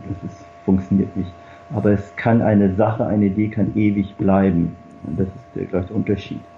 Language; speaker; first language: German; early bilingual, other home language; Korean